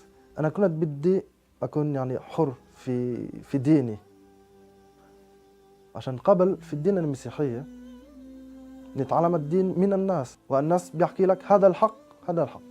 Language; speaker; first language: Arabic; non-native, fluent; French